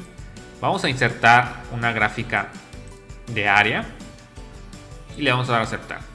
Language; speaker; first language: Spanish; native; Spanish